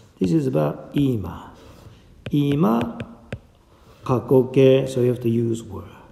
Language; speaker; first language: English; non-native, fluent; Japanese